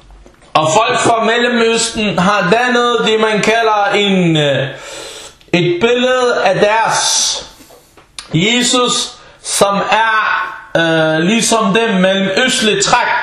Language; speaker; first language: Danish; non-native, fluent; Arabic